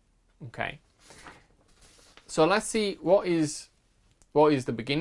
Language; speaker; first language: English; non-native, fluent; Italian